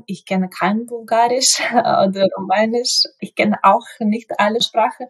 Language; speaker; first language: German; non-native, fluent; Ukrainian